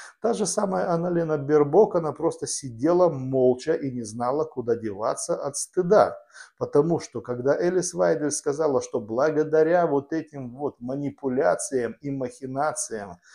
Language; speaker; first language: Russian; native; Russian